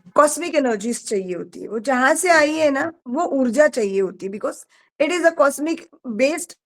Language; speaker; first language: Hindi; non-native, local second language; Marathi